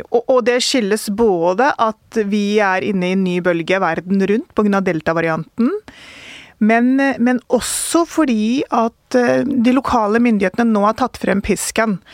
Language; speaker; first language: Norwegian; early bilingual, other home language; Urdu